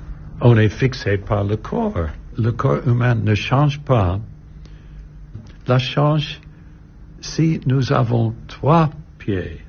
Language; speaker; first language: French; non-native, learner; English